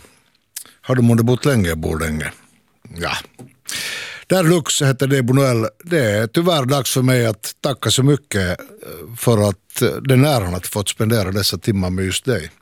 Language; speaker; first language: Swedish; native; Swedish